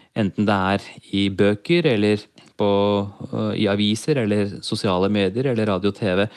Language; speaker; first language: Norwegian; early bilingual, other home language; Urdu